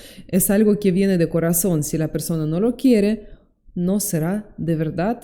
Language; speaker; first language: Spanish; non-native, fluent; Russian